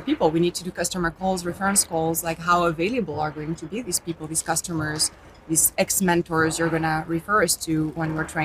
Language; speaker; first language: English; non-native, fluent; French